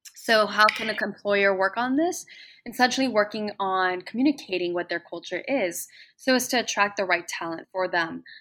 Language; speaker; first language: English; native; English